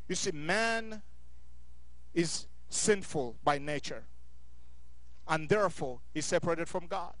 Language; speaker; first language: English; non-native, local second language; Ganda